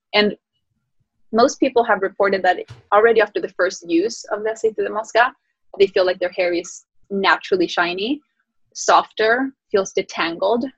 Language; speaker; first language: English; early bilingual, other home language; Spanish